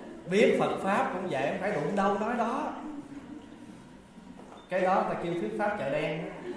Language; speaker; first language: Vietnamese; early bilingual, heritage; Vietnamese